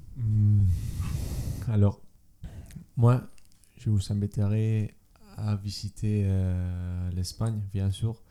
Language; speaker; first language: French; non-native, learner; Spanish